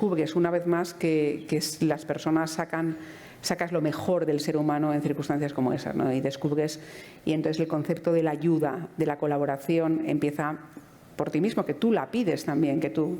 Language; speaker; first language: Spanish; native; Spanish